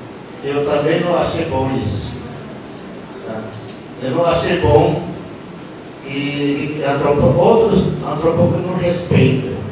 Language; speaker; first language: Portuguese; non-native, local second language; Yanomámi